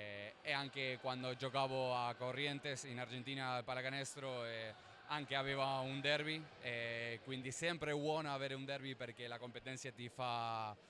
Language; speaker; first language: Italian; non-native, learner; Spanish